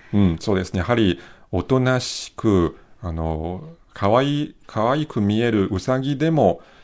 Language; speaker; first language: Japanese; non-native, fluent; Chinese